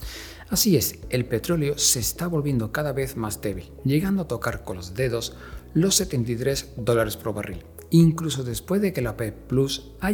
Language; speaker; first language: Spanish; native; Spanish